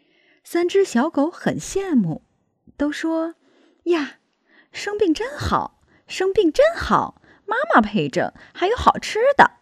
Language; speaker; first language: Chinese; native; Chinese